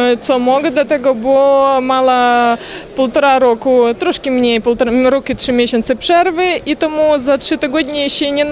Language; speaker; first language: Polish; non-native, learner; Ukrainian